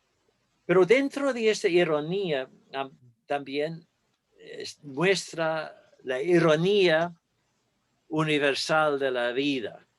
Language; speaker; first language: Spanish; non-native, fluent; English